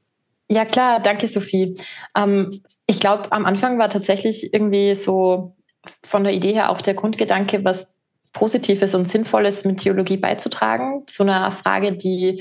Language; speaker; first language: German; native; German